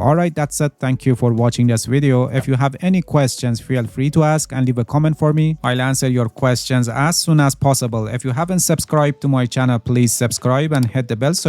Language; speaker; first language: English; non-native, fluent; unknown